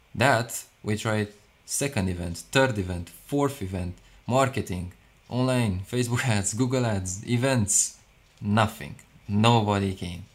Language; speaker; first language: English; non-native, fluent; Romanian